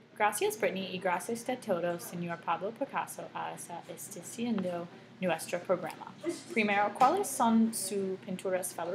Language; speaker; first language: Spanish; non-native, learner; English